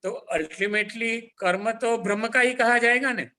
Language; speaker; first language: Hindi; non-native, local second language; Gujarati